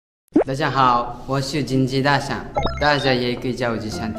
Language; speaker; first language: Chinese; non-native, learner; Japanese